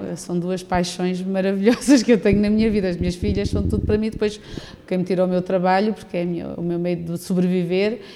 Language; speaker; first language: Portuguese; native; Portuguese